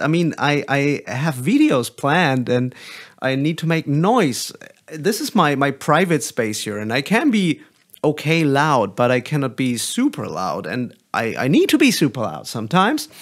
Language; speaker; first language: English; non-native, fluent; German